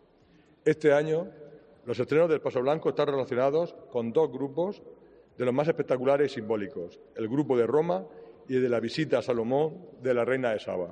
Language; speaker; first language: Spanish; native; Spanish